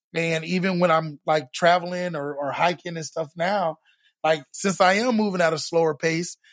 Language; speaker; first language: English; native; English